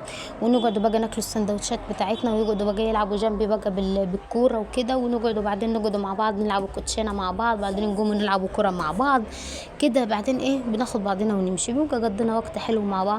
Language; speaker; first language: Arabic; native; Arabic